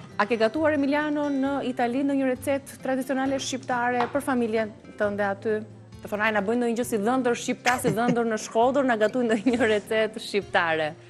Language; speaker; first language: Albanian; native; Albanian